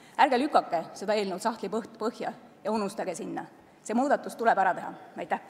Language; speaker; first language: Estonian; native; Estonian